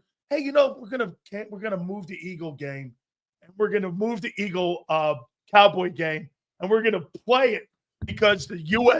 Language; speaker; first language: English; native; English